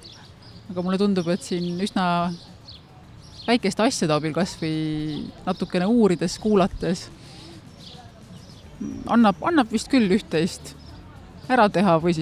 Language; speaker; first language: Estonian; native; Estonian